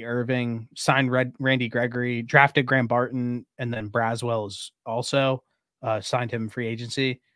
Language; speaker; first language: English; native; English